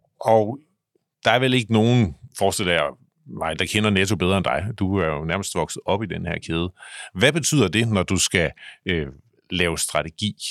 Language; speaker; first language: Danish; native; Danish